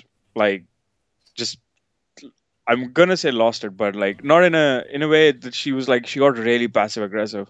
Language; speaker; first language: English; non-native, local second language; Hindi